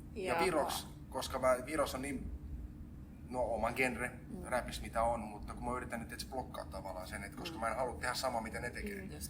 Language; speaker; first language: Finnish; early bilingual, other home language; Estonian